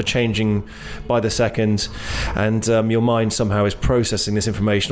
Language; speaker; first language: English; native; English